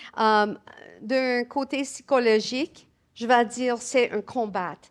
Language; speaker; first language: French; non-native, learner; English